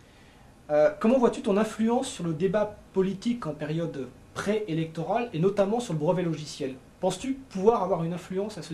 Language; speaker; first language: French; native; French